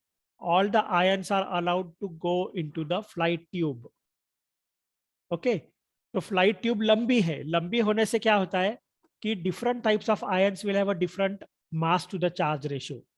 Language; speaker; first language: English; non-native, local second language; Marathi